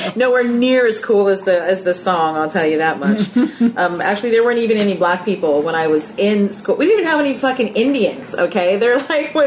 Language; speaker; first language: English; native; English